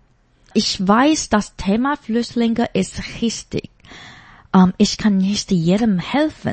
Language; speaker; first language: German; non-native, fluent; Chinese